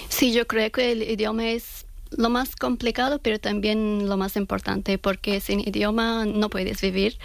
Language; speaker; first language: Spanish; non-native, learner; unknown